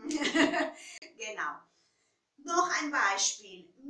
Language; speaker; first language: German; non-native, fluent; Spanish